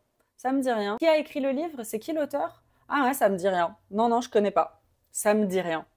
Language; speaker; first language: French; native; French